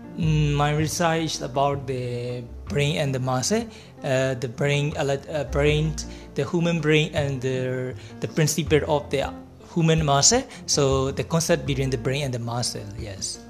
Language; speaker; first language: English; non-native, learner; Burmese